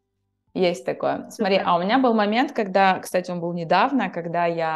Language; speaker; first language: Russian; native; Russian